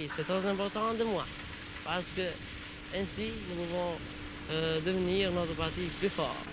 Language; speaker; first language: French; non-native, learner; Albanian